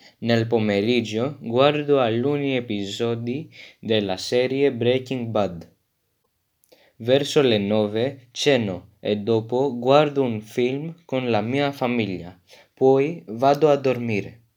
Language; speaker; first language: Italian; non-native, learner; French